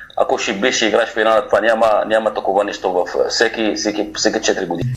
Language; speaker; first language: Bulgarian; non-native, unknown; Arabic